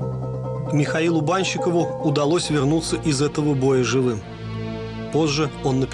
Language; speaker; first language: Russian; native; Russian